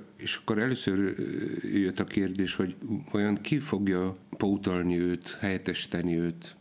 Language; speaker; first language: Hungarian; non-native, fluent; Polish